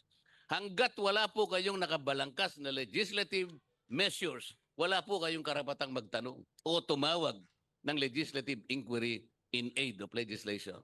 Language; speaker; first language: Filipino; native; Filipino